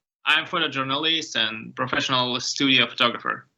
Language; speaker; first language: English; non-native, learner; Ukrainian